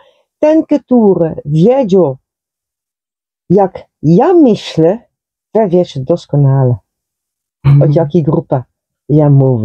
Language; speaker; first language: Polish; non-native, learner; Dutch